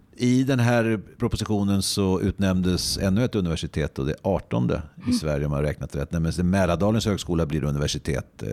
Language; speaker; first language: Swedish; native; Swedish